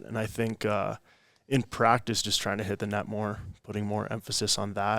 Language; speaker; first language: English; native; English